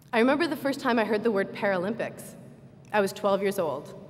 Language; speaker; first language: English; native; English